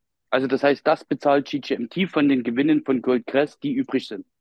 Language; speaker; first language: German; native; German